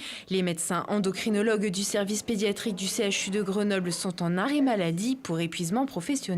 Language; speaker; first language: French; native; French